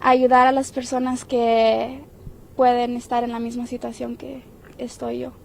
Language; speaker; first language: Spanish; early bilingual, heritage; Spanish